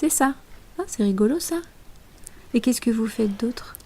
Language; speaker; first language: French; native; French